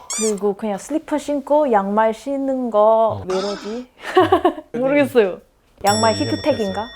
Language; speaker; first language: Korean; non-native, fluent; Malay